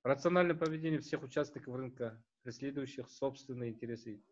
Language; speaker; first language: Russian; non-native, local second language; Kazakh